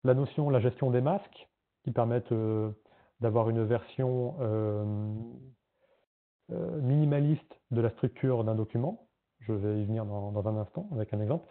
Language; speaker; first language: French; native; French